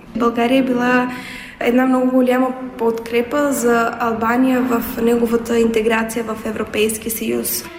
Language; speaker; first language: Bulgarian; early bilingual, heritage; Bulgarian